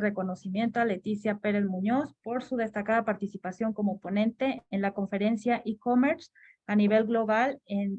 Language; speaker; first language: Spanish; native; Spanish